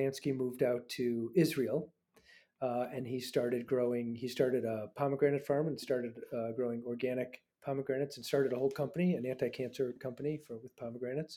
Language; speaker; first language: English; native; English